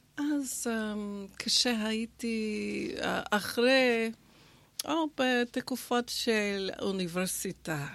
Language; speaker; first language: Hebrew; non-native, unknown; English